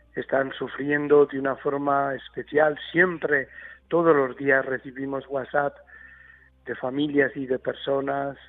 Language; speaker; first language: Spanish; native; Spanish